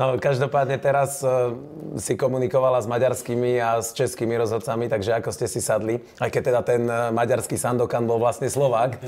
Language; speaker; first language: Slovak; native; Slovak